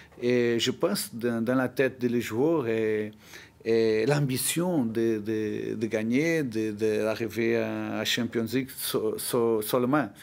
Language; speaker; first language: French; non-native, learner; Portuguese